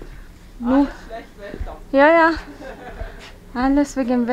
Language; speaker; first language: German; non-native, learner; Persian